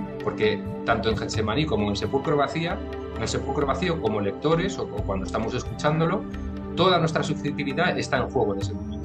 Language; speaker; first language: Spanish; native; Spanish